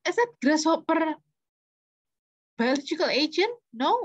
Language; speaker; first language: English; non-native, fluent; Indonesian